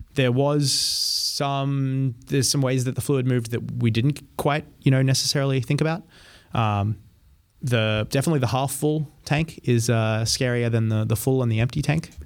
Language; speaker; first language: English; native; English